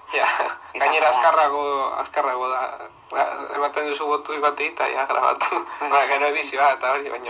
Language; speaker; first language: Basque; non-native, local second language; Spanish